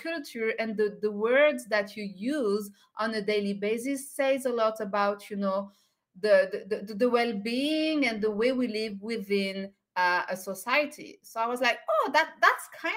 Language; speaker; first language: English; non-native, fluent; French